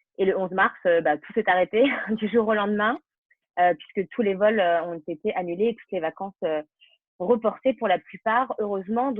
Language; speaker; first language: French; native; French